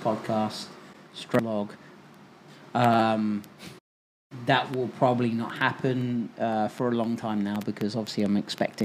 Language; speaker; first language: English; native; English